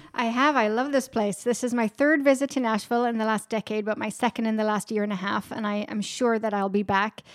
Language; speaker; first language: English; native; English